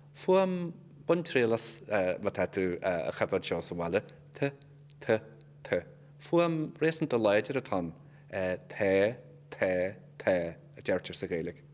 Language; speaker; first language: Irish; native; Irish